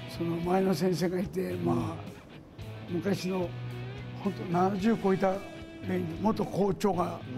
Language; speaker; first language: Japanese; native; Japanese